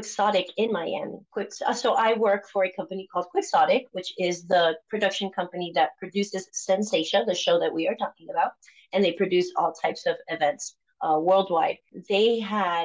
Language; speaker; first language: English; early bilingual, other home language; Spanish